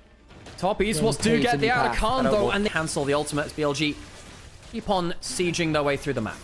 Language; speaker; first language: English; native; English